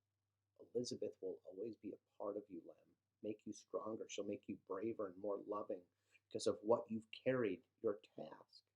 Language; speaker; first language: English; native; English